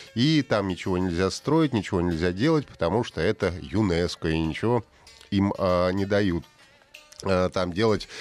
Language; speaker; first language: Russian; native; Russian